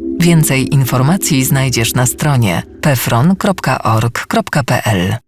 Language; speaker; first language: Polish; native; Polish